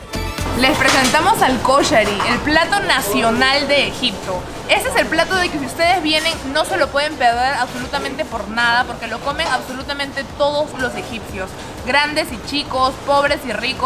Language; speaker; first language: Spanish; native; Spanish